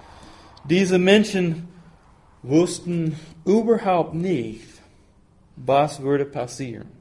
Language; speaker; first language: German; non-native, fluent; English